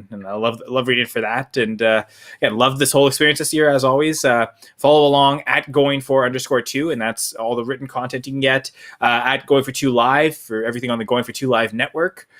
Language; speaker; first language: English; native; English